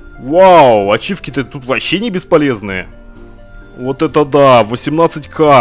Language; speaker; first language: Russian; native; Russian